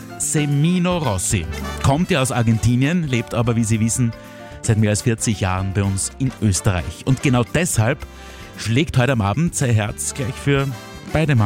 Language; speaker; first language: German; native; German